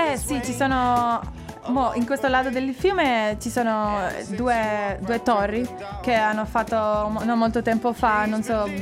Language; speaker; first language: Italian; non-native, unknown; Spanish